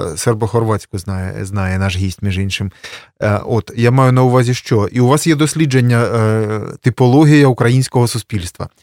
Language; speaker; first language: Ukrainian; native; Ukrainian